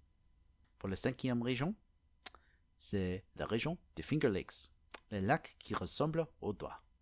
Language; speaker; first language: French; non-native, learner; English